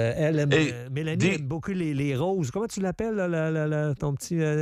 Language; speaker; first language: French; native; French